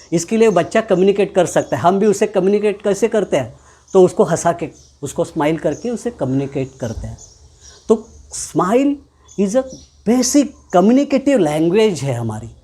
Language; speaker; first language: Hindi; non-native, local second language; Marathi